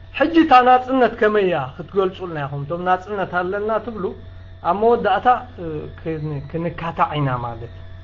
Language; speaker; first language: Tigrinya; native; Tigrinya